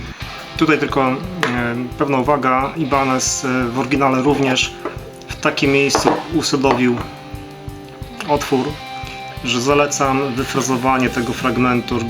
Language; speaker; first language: Polish; native; Polish